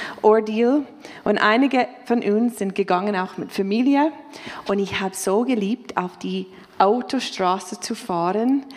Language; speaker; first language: German; non-native, fluent; English